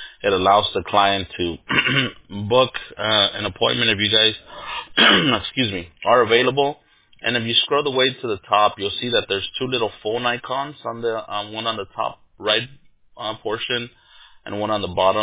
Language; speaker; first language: English; early bilingual, other home language; Spanish